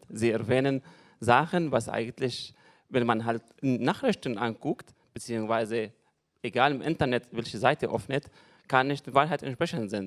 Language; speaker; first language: German; non-native, fluent; Arabic